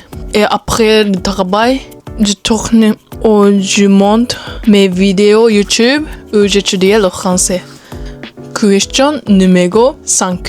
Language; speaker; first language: French; non-native, learner; Japanese